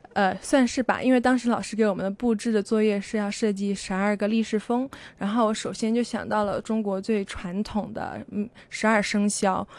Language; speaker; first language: Chinese; native; Chinese